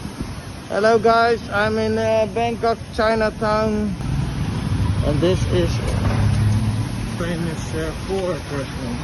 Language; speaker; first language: English; non-native, learner; Dutch